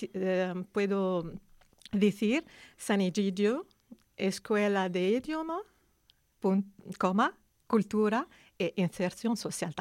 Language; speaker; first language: Spanish; non-native, learner; Arabic